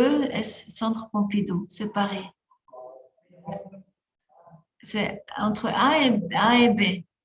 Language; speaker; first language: French; non-native, fluent; Spanish